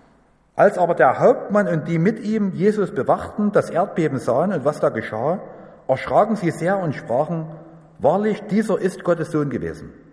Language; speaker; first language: German; native; German